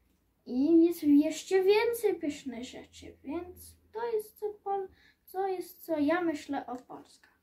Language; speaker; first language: Polish; early bilingual, heritage; Polish